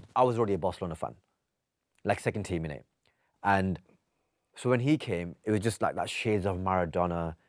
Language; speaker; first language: English; native; English